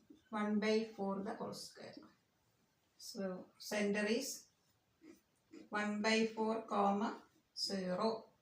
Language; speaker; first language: English; non-native, local second language; Malayalam